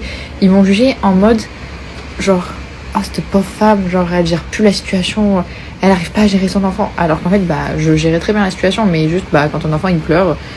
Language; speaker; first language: French; native; French